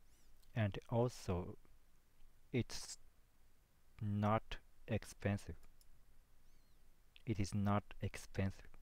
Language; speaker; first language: English; non-native, learner; Japanese